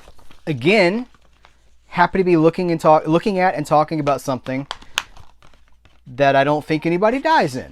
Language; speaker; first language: English; native; English